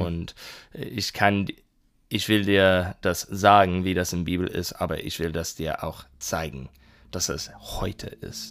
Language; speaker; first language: German; non-native, learner; English